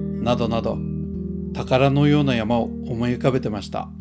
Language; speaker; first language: Japanese; native; Japanese